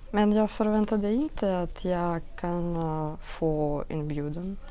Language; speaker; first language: Swedish; non-native, learner; Russian